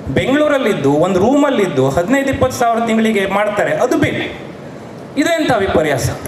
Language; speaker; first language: Kannada; non-native, local second language; Konkani